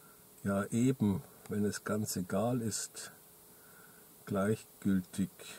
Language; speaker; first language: German; native; German